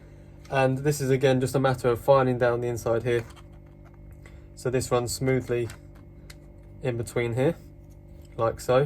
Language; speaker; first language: English; native; English